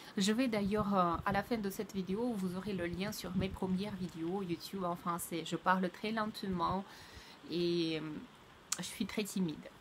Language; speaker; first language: French; non-native, fluent; Russian